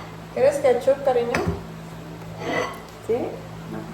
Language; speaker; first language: Spanish; non-native, learner; Filipino